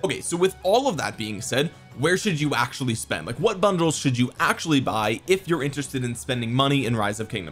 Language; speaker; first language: English; native; English